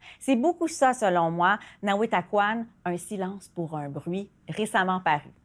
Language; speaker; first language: French; native; French